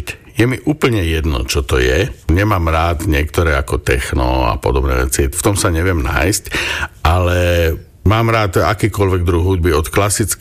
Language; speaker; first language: Slovak; native; Slovak